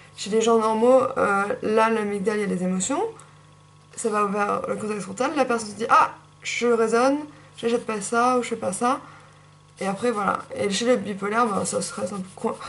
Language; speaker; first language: French; native; French